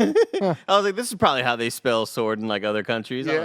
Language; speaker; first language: English; native; English